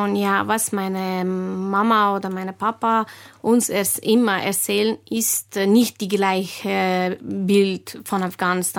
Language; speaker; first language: German; non-native, learner; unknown